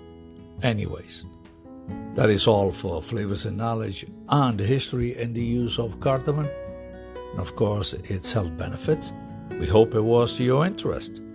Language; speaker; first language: English; non-native, fluent; Italian